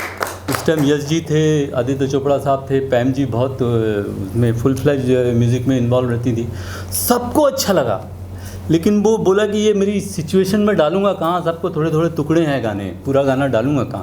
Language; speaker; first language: Hindi; native; Hindi